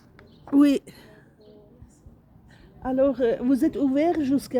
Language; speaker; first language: French; non-native, learner; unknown